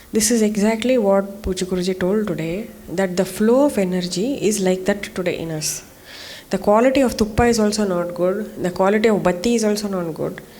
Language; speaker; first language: English; non-native, local second language; Kannada